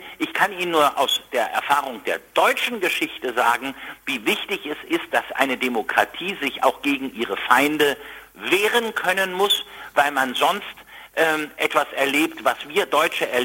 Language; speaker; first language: German; native; German